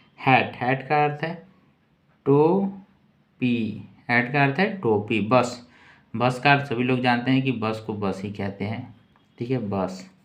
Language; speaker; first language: Hindi; native; Hindi